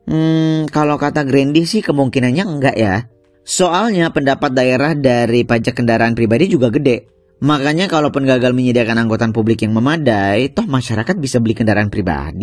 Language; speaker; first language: Indonesian; native; Indonesian